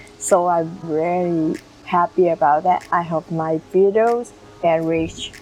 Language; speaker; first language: English; non-native, learner; Vietnamese